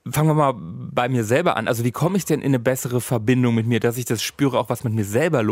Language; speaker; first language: German; native; German